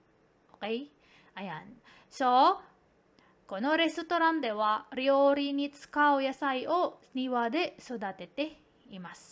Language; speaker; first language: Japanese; non-native, fluent; Filipino